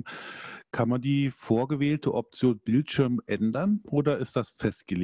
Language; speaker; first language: German; native; German